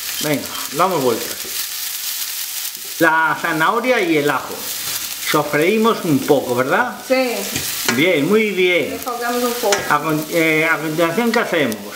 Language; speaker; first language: Spanish; non-native, fluent; Portuguese